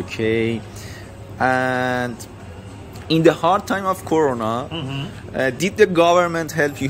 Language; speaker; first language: English; non-native, learner; Persian